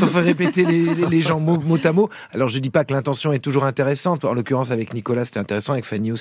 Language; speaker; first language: French; native; French